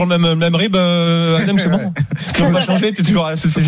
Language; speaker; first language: French; native; French